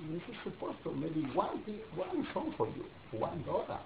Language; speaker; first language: English; non-native, learner; Spanish